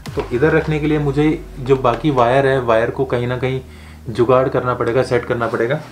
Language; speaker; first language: Hindi; native; Hindi